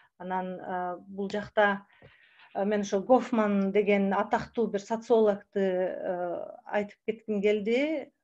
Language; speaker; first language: Kyrgyz; native; Kyrgyz